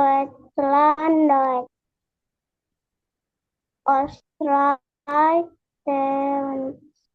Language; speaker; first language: German; non-native, learner; Indonesian